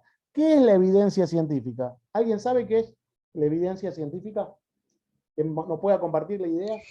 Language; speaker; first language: Spanish; native; Spanish